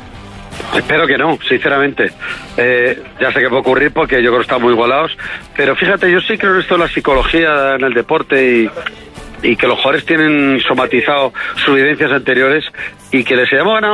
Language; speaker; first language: Spanish; native; Spanish